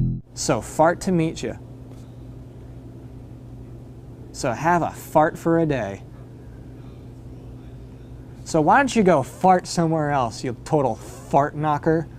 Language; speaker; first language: English; native; English